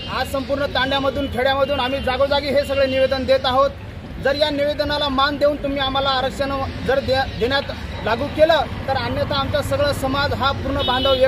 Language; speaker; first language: Marathi; non-native, local second language; Lambadi